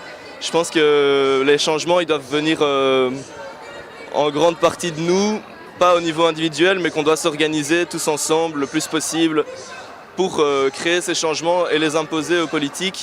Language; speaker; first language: French; native; French